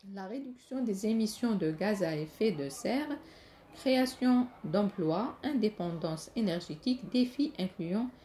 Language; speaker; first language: French; non-native, local second language; Arabic